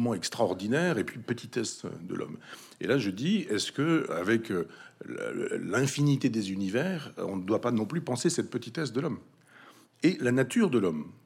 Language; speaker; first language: French; native; French